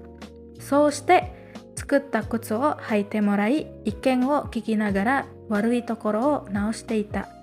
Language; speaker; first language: Japanese; non-native, learner; Indonesian